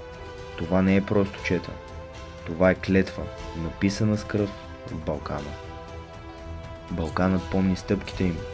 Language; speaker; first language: Bulgarian; native; Bulgarian